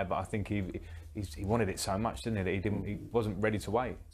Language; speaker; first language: English; native; English